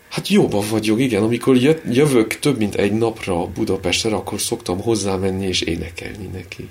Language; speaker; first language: Hungarian; early bilingual, heritage; Hungarian